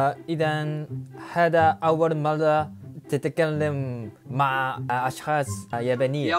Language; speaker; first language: Arabic; non-native, learner; Japanese